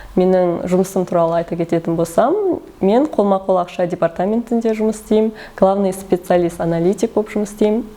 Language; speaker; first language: Kazakh; early bilingual, heritage; Kazakh